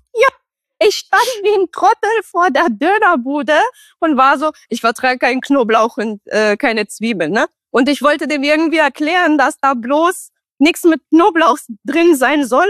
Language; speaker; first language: German; non-native, fluent; Romanian